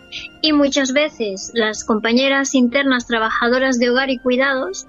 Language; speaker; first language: Spanish; native; Spanish